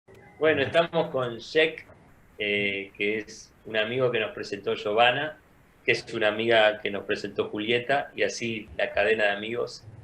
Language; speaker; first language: Spanish; native; Spanish